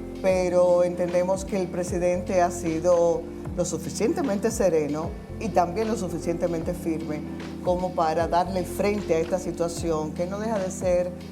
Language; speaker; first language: Spanish; native; Spanish